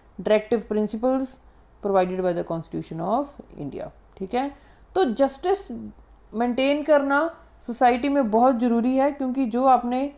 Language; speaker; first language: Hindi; non-native, local second language; Punjabi